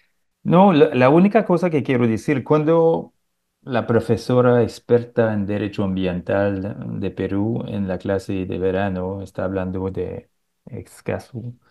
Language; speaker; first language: Spanish; non-native, fluent; French